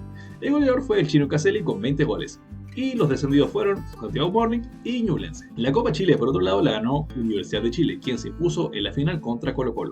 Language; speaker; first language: Spanish; native; Spanish